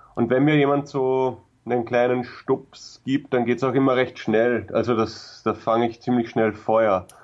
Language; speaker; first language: German; native; German